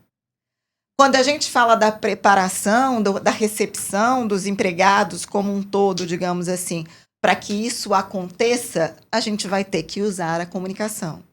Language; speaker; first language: Portuguese; native; Portuguese